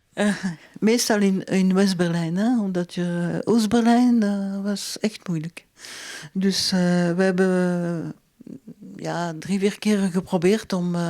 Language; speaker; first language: Dutch; non-native, local second language; French